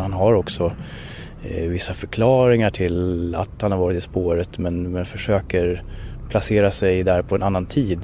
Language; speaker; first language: Swedish; native; Swedish